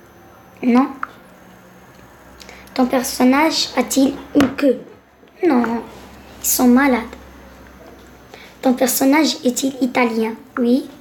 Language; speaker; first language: French; non-native, local second language; Arabic